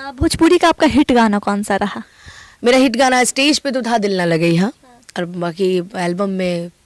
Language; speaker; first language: Hindi; native; Hindi